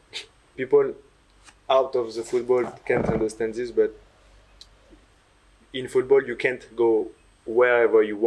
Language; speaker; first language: English; non-native, learner; French